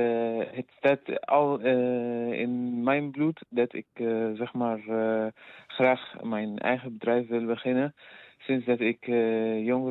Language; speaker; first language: Dutch; non-native, fluent; Arabic